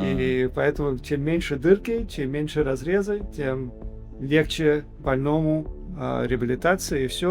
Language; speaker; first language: Russian; early bilingual, heritage; English